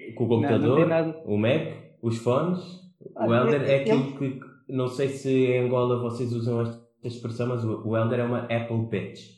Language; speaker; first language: Portuguese; non-native, local second language; Kabuverdianu